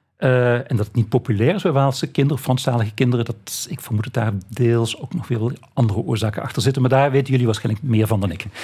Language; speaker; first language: Dutch; native; Dutch